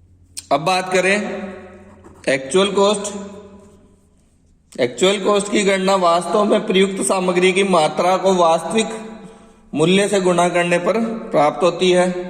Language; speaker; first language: Hindi; native; Hindi